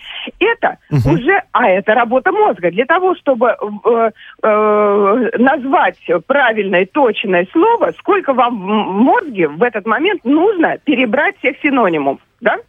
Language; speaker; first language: Russian; native; Russian